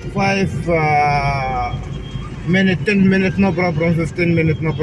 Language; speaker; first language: English; non-native, learner; Arabic